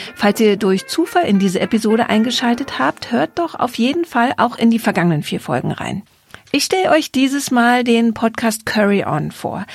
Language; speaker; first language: German; native; German